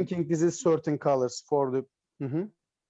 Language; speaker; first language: English; non-native, learner; Turkish